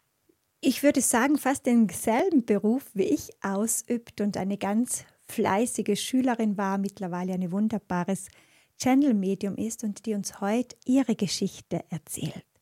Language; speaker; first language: German; native; German